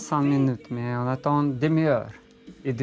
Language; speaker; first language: French; non-native, learner; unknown